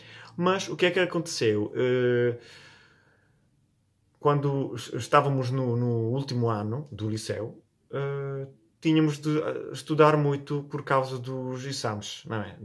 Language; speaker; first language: Portuguese; non-native, fluent; Italian